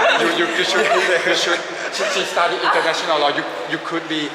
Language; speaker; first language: English; non-native, learner; Thai